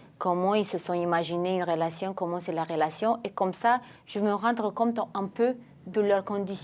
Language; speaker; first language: French; non-native, fluent; Romanian